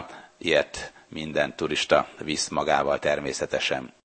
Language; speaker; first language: Hungarian; native; Hungarian